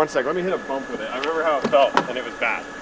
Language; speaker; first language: English; native; English